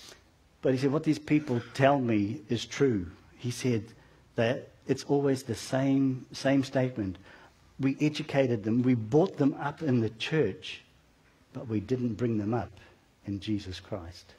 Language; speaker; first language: English; native; English